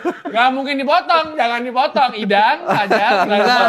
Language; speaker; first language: Indonesian; native; Indonesian